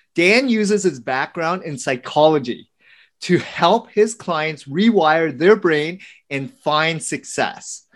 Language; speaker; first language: English; early bilingual, other home language; Vietnamese